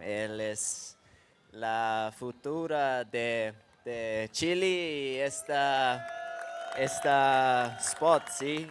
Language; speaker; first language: Spanish; non-native, learner; English